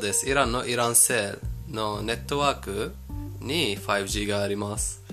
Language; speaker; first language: Japanese; non-native, fluent; Persian